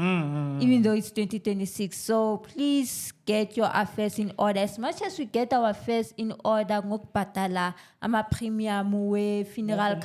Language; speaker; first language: English; non-native, local second language; Zulu